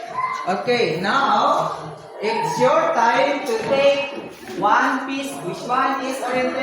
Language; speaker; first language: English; non-native, learner; Indonesian